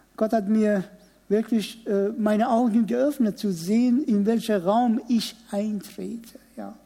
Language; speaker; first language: German; non-native, fluent; Persian